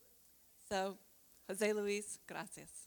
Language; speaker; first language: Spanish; non-native, learner; English